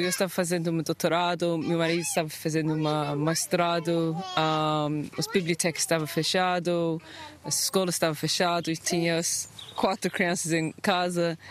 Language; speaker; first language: Portuguese; non-native, learner; English